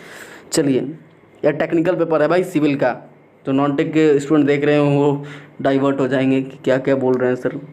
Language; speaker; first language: Hindi; native; Hindi